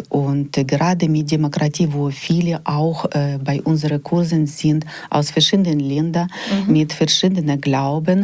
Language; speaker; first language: German; non-native, learner; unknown